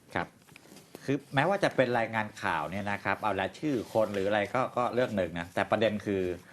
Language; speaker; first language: Thai; native; Thai